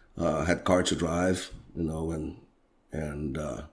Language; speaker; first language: English; non-native, fluent; Portuguese